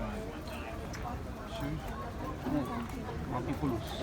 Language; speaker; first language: Arabic; non-native, learner; Filipino